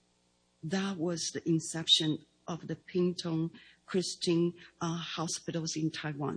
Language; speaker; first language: English; non-native, fluent; Chinese